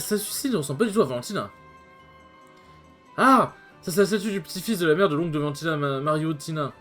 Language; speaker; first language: French; native; French